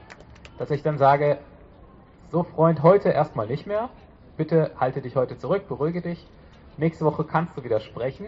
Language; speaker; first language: German; native; German